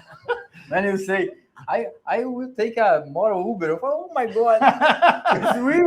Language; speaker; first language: English; non-native, learner; Portuguese